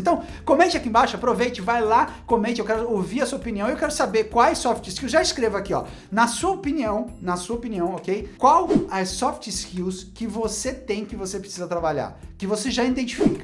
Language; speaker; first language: Portuguese; native; Portuguese